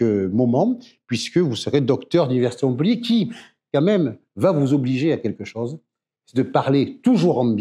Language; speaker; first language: French; native; French